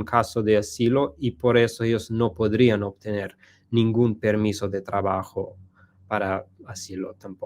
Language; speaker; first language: Spanish; non-native, learner; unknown